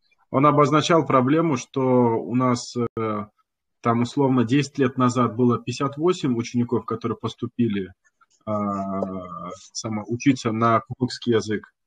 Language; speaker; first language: Russian; non-native, local second language; Kumyk